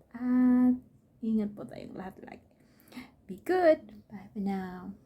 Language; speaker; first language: Filipino; non-native, local second language; Waray